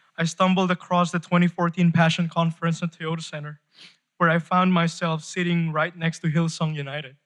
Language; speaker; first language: English; non-native, local second language; Filipino